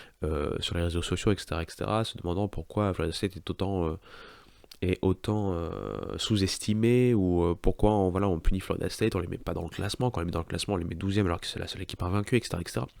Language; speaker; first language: French; native; French